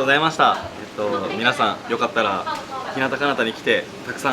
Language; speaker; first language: Japanese; native; Japanese